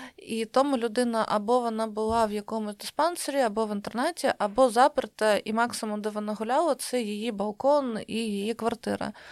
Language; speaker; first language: Ukrainian; non-native, local second language; Russian